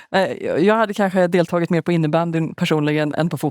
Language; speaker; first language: Swedish; native; Swedish